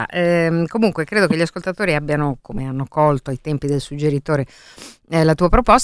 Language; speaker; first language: Italian; native; Italian